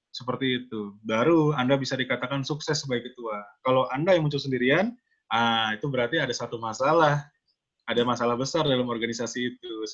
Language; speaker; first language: Indonesian; native; Indonesian